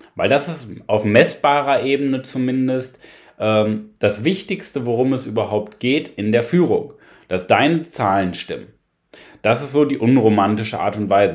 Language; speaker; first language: German; native; German